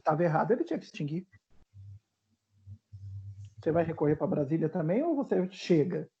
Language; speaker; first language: Portuguese; native; Portuguese